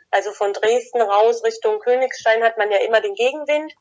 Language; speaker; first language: German; native; German